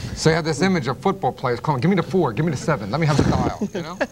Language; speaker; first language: English; native; English